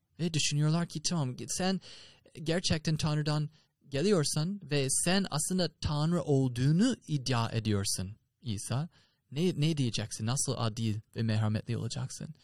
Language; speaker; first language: Turkish; non-native, fluent; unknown